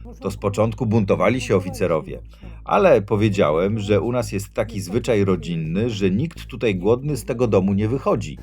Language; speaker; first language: Polish; early bilingual, other home language; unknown